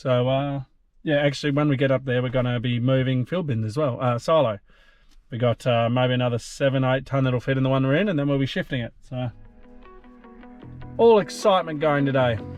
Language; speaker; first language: English; native; English